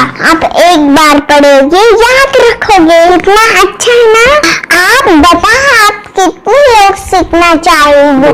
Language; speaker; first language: Hindi; native; Hindi